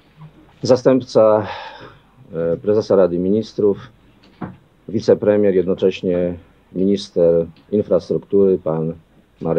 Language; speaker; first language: Polish; native; Polish